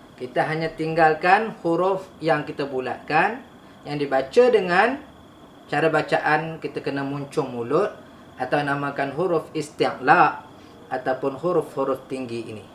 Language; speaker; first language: Malay; native; Malay